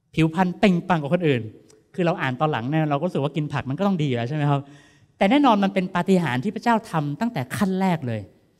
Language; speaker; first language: Thai; native; Thai